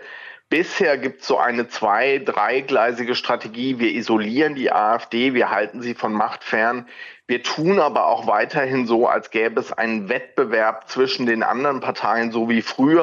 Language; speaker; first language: German; native; German